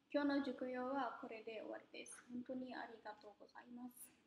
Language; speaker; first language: Japanese; non-native, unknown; Indonesian